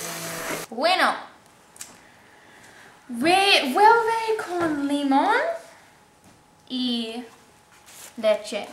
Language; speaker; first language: Spanish; non-native, learner; English